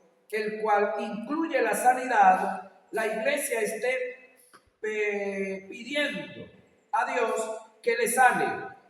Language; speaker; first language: Spanish; native; Spanish